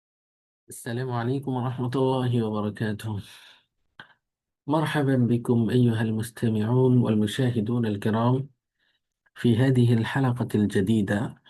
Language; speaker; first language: Arabic; non-native, fluent; Bangla